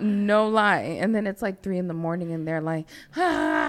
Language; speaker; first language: English; early bilingual, other home language; Spanish